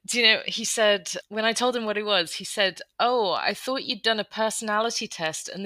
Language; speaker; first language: English; native; English